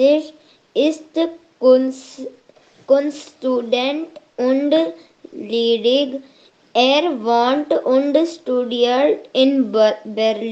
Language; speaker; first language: German; non-native, learner; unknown